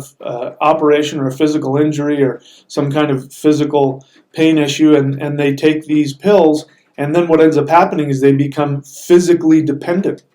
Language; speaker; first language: English; native; English